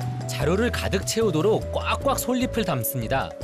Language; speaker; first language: Korean; native; Korean